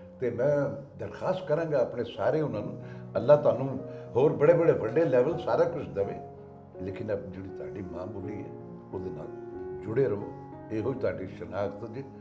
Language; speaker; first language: Punjabi; native; Punjabi